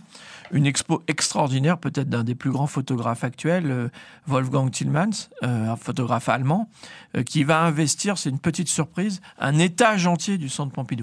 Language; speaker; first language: French; native; French